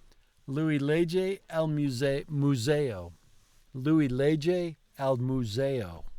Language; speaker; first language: Italian; non-native, learner; English